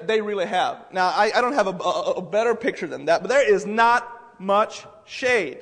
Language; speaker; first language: English; native; English